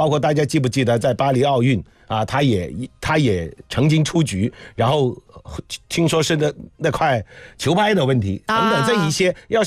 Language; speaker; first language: Chinese; non-native, local second language; Cantonese